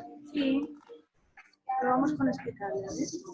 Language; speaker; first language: Spanish; native; Spanish